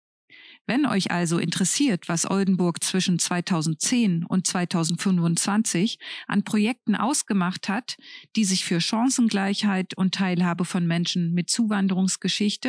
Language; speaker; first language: German; native; German